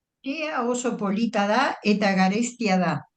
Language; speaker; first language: Basque; non-native, learner; Spanish